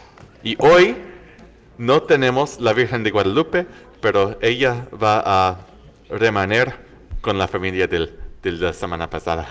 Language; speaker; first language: Spanish; non-native, learner; English